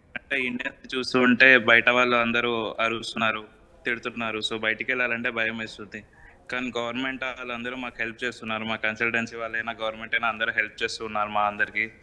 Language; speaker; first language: Telugu; native; Telugu